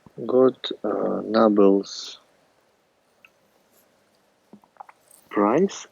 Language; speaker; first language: English; non-native, learner; Russian